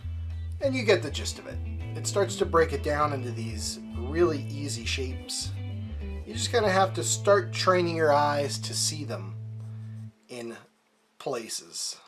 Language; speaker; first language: English; native; English